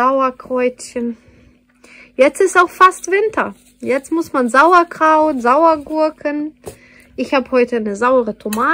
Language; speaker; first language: German; non-native, fluent; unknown